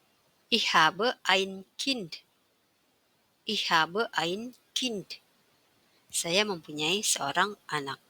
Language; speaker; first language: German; non-native, fluent; Indonesian